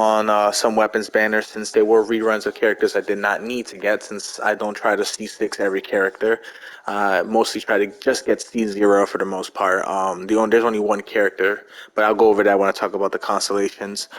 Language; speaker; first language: English; native; English